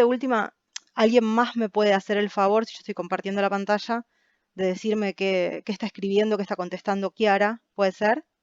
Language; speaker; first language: Spanish; native; Spanish